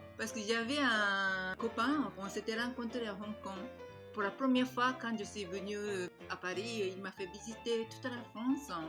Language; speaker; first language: French; non-native, fluent; Japanese